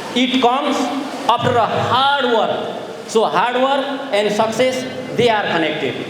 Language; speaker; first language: English; non-native, local second language; Nepali